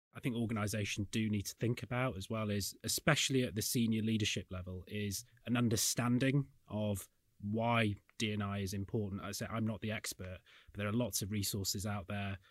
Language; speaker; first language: English; native; English